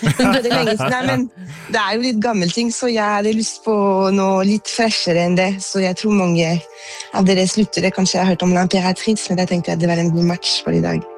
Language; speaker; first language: Norwegian; non-native, fluent; French